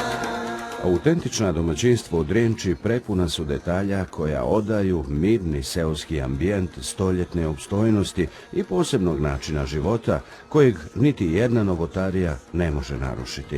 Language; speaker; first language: Bosnian; native; Bosnian